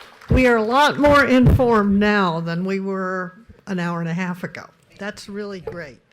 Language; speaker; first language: English; native; English